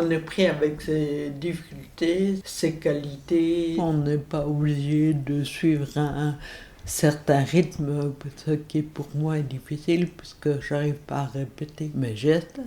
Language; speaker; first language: French; native; French